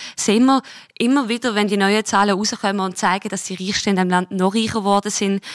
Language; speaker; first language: German; native; German